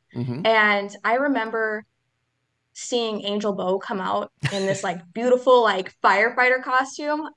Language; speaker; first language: English; native; English